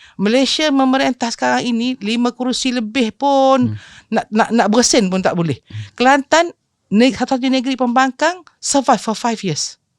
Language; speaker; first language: Malay; native; Malay